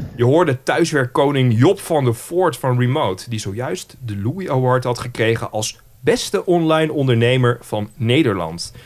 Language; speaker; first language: Dutch; native; Dutch